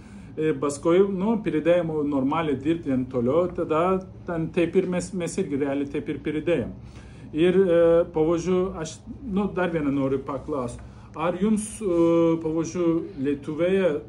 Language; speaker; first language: Lithuanian; non-native, learner; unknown